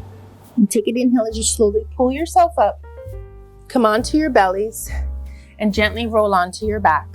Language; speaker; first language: English; native; English